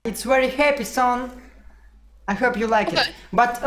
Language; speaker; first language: English; non-native, learner; Russian